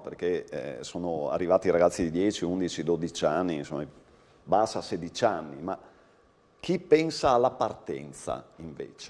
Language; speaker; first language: Italian; native; Italian